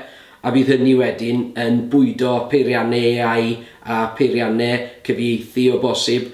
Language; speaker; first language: Welsh; native; Welsh